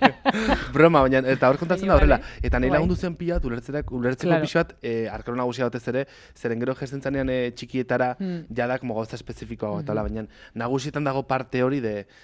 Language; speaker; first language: Basque; native; Basque